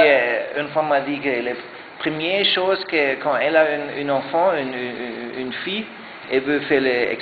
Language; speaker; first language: French; non-native, learner; German